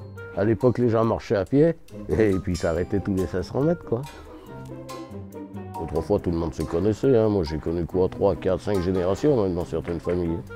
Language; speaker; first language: French; native; French